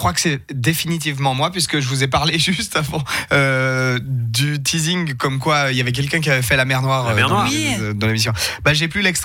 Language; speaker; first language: French; native; French